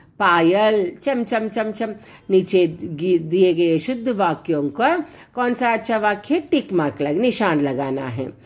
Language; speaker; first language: Hindi; non-native, local second language; Telugu